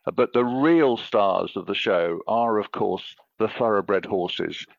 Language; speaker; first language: English; native; English